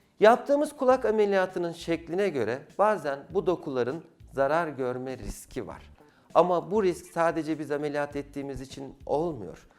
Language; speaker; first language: Turkish; native; Turkish